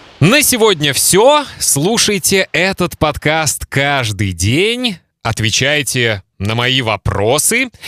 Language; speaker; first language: Russian; native; Russian